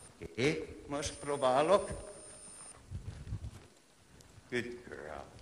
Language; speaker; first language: Hungarian; non-native, learner; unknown